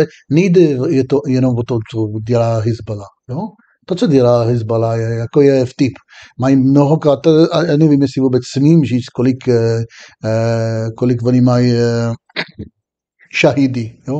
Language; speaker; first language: Czech; non-native, fluent; Hebrew